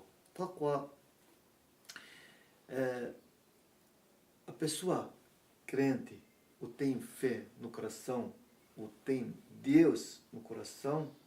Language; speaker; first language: Portuguese; non-native, learner; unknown